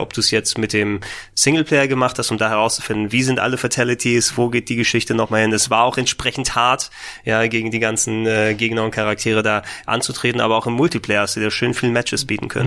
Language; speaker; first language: German; native; German